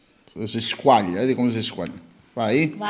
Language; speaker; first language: Italian; native; Italian